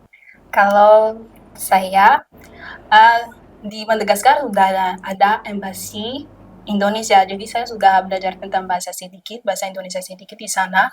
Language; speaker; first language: Indonesian; non-native, learner; Malagasy